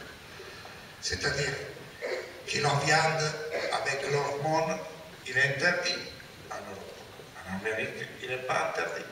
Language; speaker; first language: French; non-native, learner; Italian